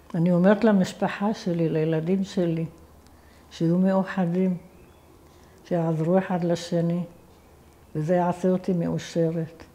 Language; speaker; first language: Hebrew; early bilingual, other home language; Arabic